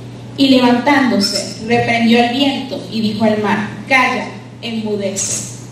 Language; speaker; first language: Spanish; native; Spanish